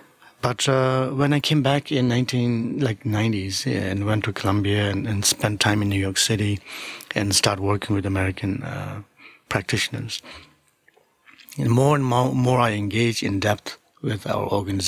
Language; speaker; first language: English; non-native, local second language; Tibetan